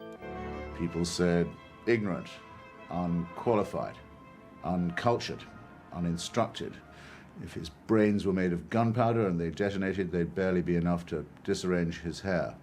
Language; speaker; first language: English; native; English